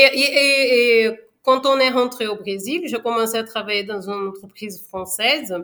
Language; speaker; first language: French; non-native, fluent; Portuguese